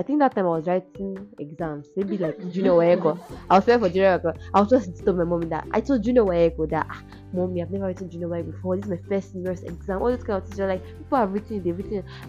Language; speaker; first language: English; non-native, local second language; Yoruba